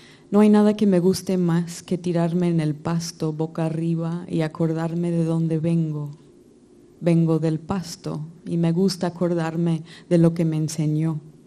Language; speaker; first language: Spanish; non-native, fluent; English